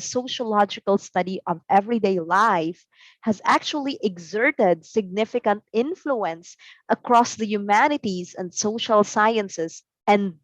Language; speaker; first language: English; non-native, local second language; Cebuano